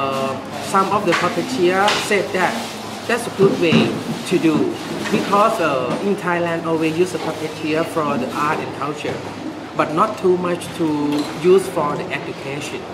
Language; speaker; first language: English; non-native, learner; Thai